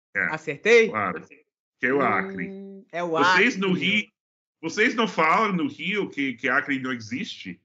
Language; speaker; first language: Portuguese; non-native, fluent; English